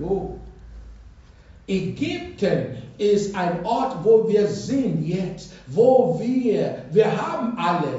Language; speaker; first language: German; non-native, fluent; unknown